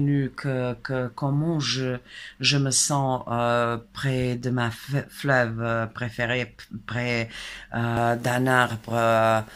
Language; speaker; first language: French; non-native, fluent; Serbian